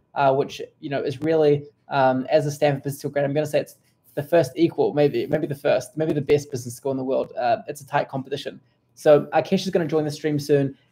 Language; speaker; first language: English; native; English